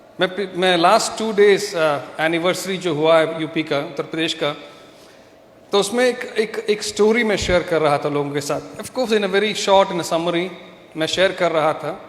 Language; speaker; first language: Hindi; non-native, local second language; Malayalam